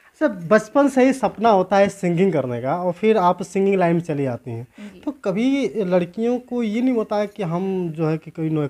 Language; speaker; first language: Hindi; native; Hindi